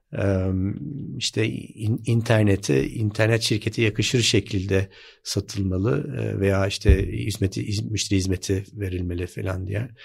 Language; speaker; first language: Turkish; early bilingual, heritage; Turkish